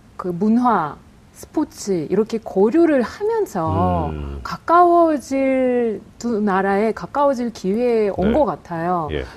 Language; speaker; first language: Korean; non-native, fluent; Russian